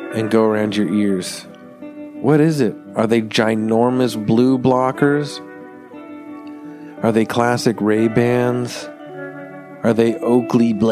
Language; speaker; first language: English; native; English